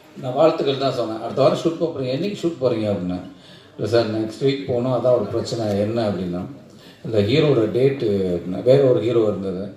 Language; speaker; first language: Tamil; native; Tamil